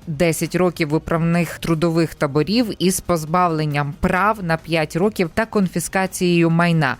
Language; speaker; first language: Ukrainian; native; Ukrainian